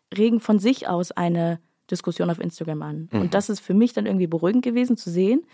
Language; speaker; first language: German; native; German